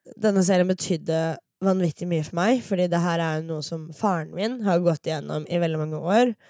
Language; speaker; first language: Norwegian; early bilingual, other home language; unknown